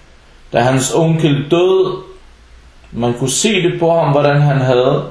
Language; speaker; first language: Danish; non-native, fluent; Arabic